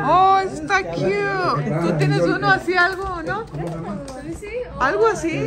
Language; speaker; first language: Spanish; native; Spanish